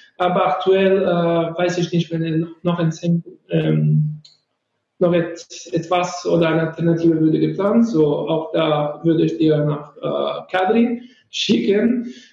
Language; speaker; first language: German; non-native, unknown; Italian